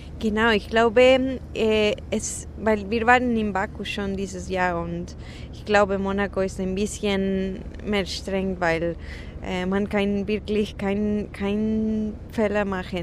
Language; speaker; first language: German; non-native, fluent; Spanish